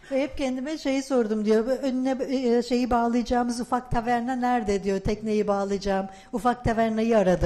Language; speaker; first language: Turkish; native; Turkish